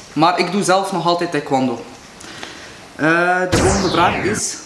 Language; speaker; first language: Dutch; non-native, local second language; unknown